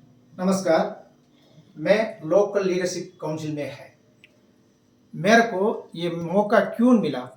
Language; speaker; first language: Hindi; non-native, local second language; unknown